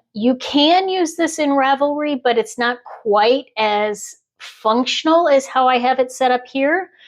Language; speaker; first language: English; native; English